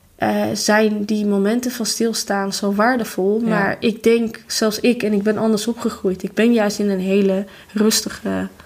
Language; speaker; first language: Dutch; non-native, fluent; Albanian